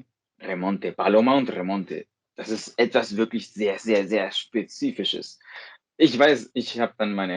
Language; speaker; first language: German; non-native, fluent; Spanish